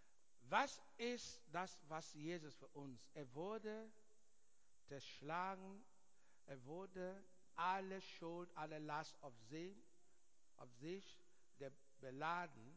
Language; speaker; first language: German; non-native, learner; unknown